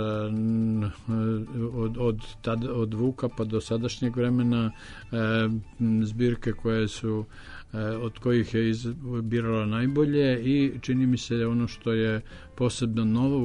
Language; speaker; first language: Serbian; native; Serbian